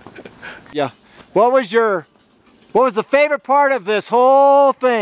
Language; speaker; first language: English; native; English